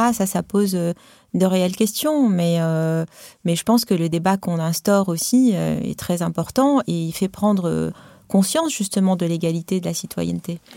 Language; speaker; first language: French; non-native, local second language; Arabic